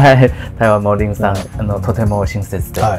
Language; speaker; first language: Japanese; non-native, learner; Chinese